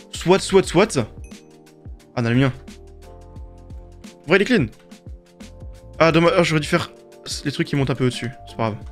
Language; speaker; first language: French; native; French